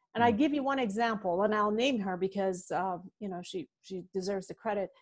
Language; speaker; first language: English; non-native, fluent; Persian